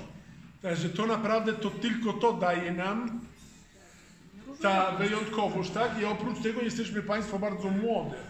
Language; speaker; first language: Polish; non-native, fluent; Italian